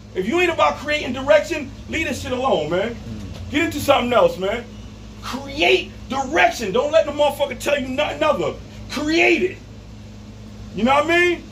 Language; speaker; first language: English; native; English